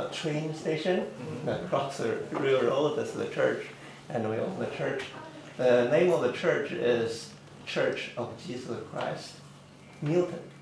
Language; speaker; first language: English; non-native, learner; Chinese